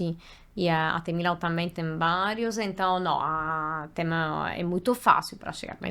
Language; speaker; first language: Portuguese; non-native, fluent; Italian